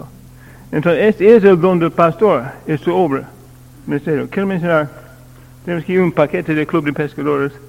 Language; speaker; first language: Spanish; non-native, learner; English